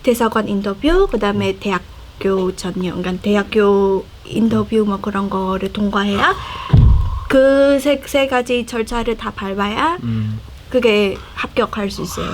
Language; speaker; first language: Korean; non-native, fluent; Khmer